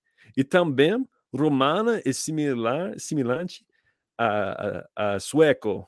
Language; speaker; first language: Portuguese; non-native, learner; English